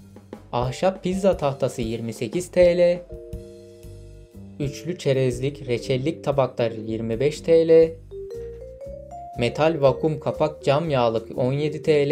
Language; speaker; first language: Turkish; native; Turkish